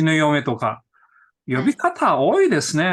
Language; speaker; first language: Japanese; non-native, fluent; Korean